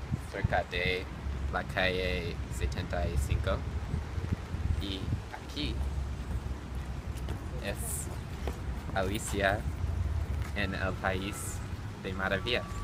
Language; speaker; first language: Spanish; non-native, learner; English